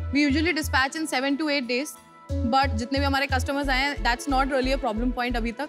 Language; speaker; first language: Hindi; native; Hindi